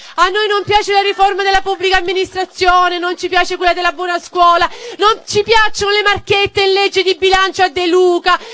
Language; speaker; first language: Italian; native; Italian